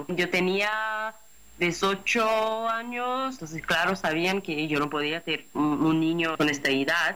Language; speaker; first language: Spanish; non-native, fluent; Portuguese